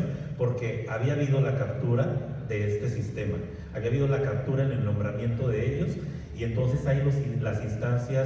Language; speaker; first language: Spanish; native; Spanish